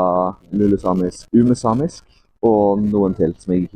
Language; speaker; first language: Norwegian; native; Norwegian